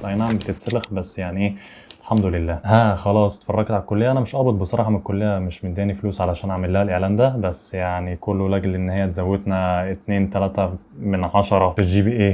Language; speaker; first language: Arabic; native; Arabic